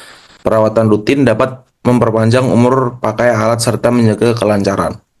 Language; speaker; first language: Indonesian; native; Indonesian